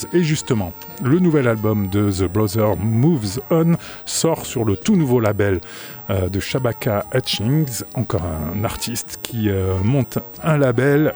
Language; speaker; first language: French; native; French